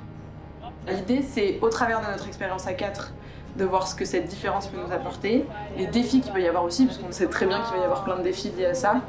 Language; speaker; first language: French; native; French